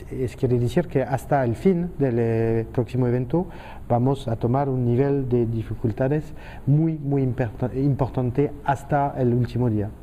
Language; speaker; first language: Spanish; non-native, fluent; French